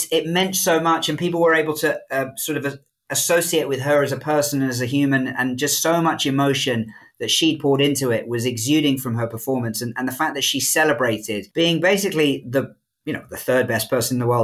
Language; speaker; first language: English; native; English